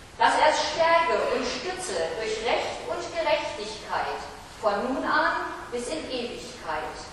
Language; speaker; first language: German; native; German